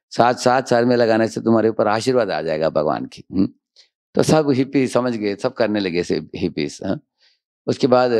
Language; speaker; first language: Hindi; non-native, local second language; Telugu